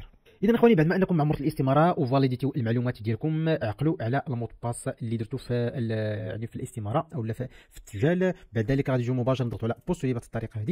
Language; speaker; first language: Arabic; native; Arabic